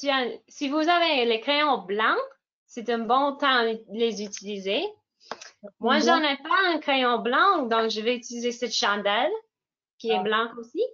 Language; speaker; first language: French; non-native, fluent; English